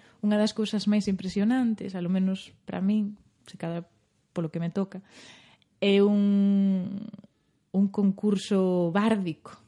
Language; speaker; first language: Galician; native; Galician